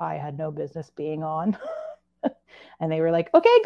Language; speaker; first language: English; native; English